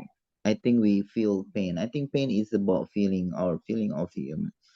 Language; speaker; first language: English; non-native, learner; Indonesian